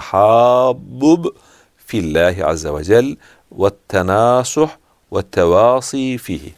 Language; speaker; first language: Turkish; native; Turkish